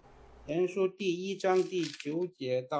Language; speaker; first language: Chinese; native; Chinese